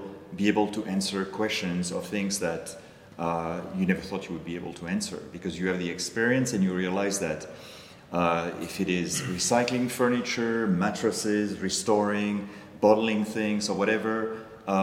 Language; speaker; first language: English; non-native, fluent; French